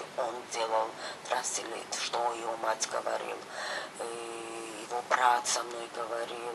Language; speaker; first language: Russian; non-native, fluent; Georgian